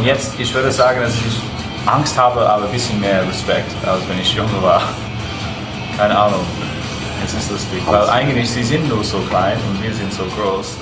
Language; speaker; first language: German; non-native, fluent; English